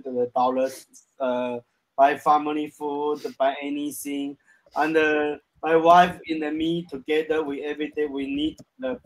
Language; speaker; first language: English; non-native, learner; Chinese